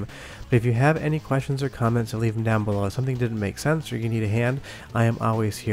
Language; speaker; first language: English; native; English